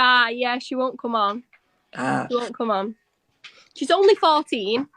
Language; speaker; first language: English; native; English